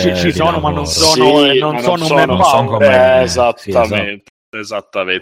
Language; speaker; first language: Italian; native; Italian